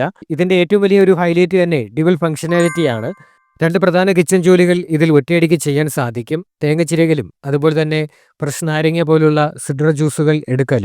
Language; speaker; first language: Malayalam; native; Malayalam